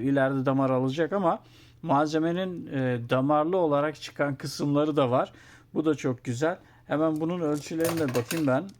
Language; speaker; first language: Turkish; native; Turkish